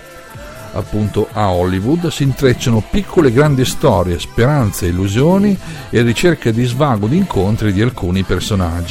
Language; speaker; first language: Italian; native; Italian